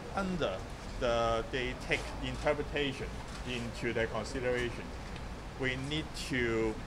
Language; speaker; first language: English; non-native, local second language; Cantonese